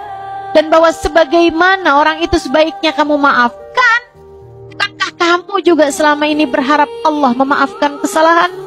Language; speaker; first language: Indonesian; native; Indonesian